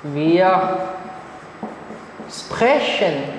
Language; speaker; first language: German; non-native, fluent; Marathi